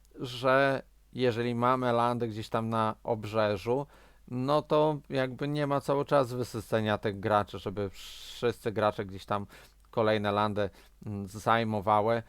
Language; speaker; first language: Polish; native; Polish